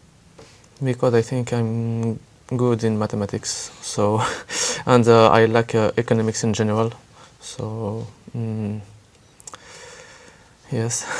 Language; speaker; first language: English; non-native, learner; French